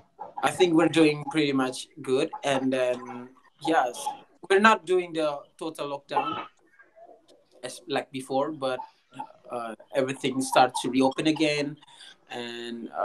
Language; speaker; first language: English; non-native, learner; Indonesian